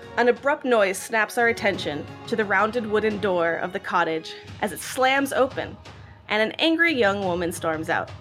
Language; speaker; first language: English; non-native, fluent; Hebrew